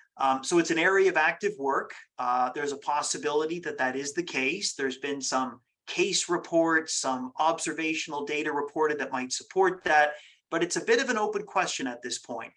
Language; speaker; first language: English; native; English